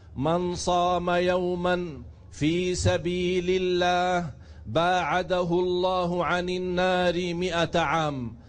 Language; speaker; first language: Indonesian; non-native, fluent; Arabic